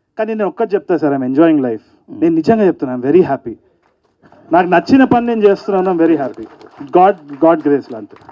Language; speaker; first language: Telugu; native; Telugu